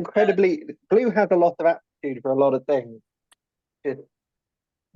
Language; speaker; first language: English; native; English